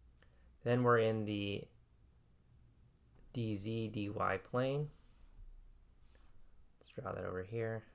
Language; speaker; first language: English; native; English